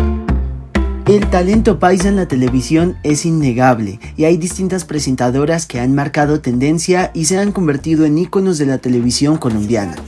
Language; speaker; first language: Spanish; native; Spanish